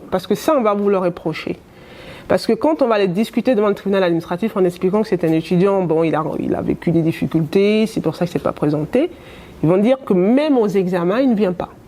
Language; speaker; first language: French; non-native, local second language; Wolof